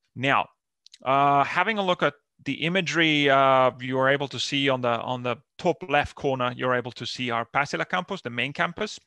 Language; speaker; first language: English; non-native, fluent; Finnish